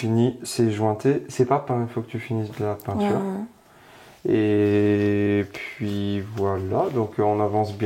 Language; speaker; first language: French; native; French